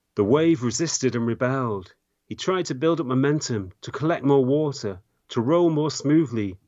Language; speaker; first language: English; native; English